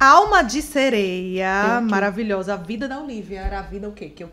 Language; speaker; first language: Portuguese; native; Portuguese